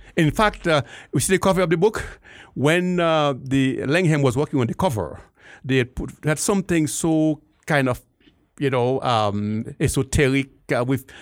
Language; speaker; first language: English; non-native, fluent; Haitian Creole